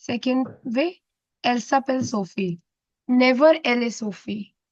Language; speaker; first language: French; non-native, fluent; Hindi